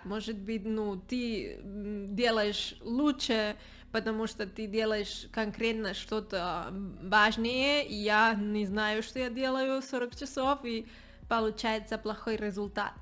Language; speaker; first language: Russian; non-native, learner; Spanish